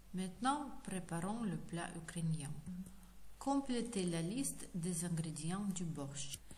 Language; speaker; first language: French; non-native, fluent; Ukrainian